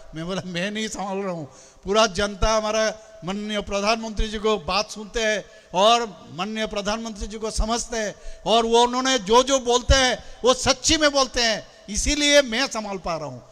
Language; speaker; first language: Hindi; non-native, local second language; Bangla